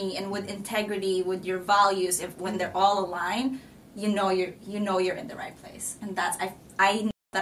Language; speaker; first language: English; non-native, local second language; Filipino